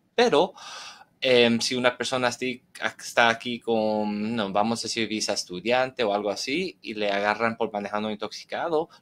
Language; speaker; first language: Spanish; early bilingual, heritage; Spanish